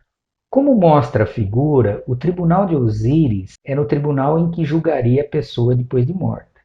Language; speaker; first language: Portuguese; native; Portuguese